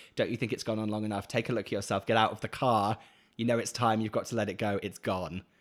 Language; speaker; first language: English; native; English